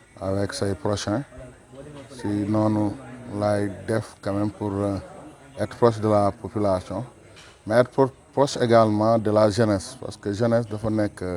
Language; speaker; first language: Wolof; native; Wolof